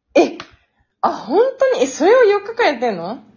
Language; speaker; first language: Japanese; non-native, fluent; Chinese